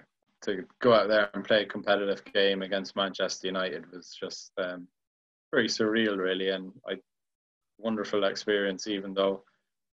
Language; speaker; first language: English; native; English